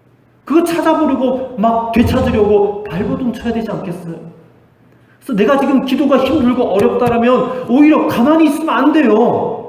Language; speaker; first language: Korean; native; Korean